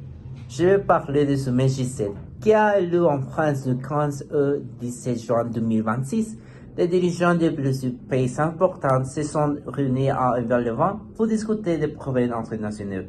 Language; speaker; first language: French; non-native, learner; Spanish